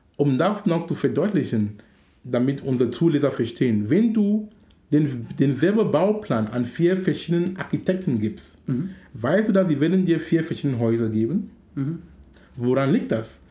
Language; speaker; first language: German; non-native, fluent; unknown